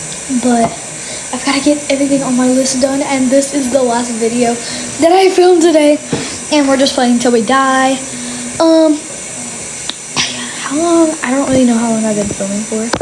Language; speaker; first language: English; native; English